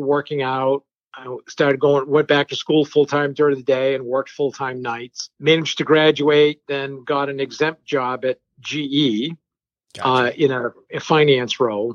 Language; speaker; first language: English; early bilingual, other home language; French